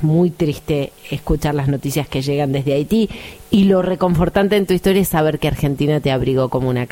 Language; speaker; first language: Spanish; native; Spanish